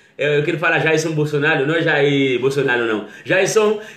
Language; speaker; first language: Portuguese; non-native, learner; Haitian Creole